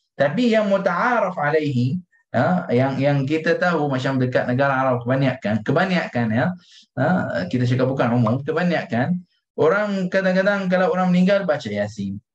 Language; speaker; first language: Malay; non-native, fluent; Arabic